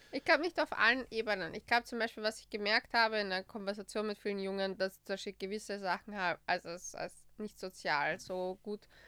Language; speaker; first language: German; early bilingual, other home language; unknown